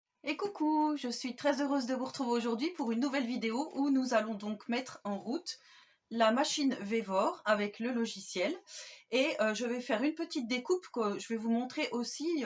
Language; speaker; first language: French; native; French